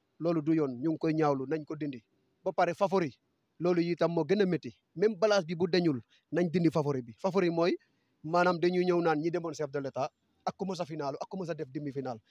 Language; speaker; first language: Wolof; native; Wolof